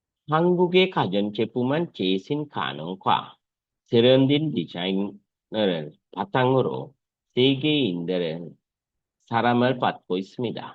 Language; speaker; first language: Korean; non-native, fluent; Sinhala